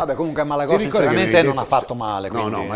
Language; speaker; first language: Italian; native; Italian